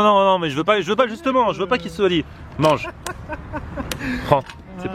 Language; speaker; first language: French; native; French